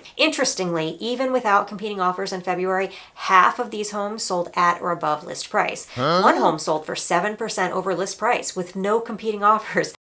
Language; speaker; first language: English; native; English